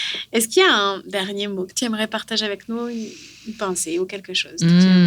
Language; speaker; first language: French; native; French